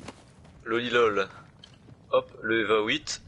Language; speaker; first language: French; native; French